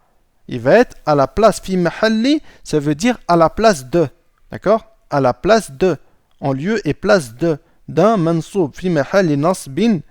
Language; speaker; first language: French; native; French